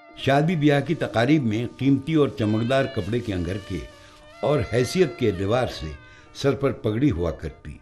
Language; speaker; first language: Urdu; native; Urdu